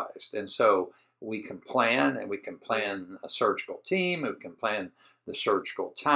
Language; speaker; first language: English; native; English